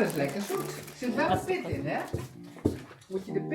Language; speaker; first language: Dutch; native; Dutch